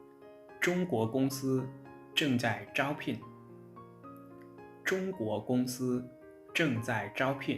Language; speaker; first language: Chinese; non-native, fluent; Lao